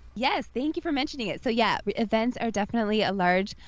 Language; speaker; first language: English; native; English